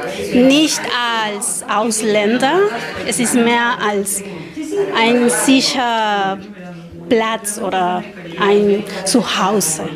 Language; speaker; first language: German; non-native, learner; Spanish